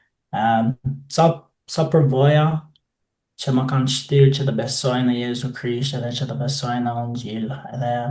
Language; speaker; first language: Albanian; non-native, fluent; English